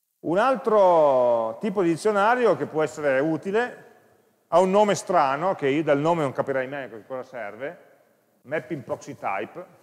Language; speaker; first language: Italian; native; Italian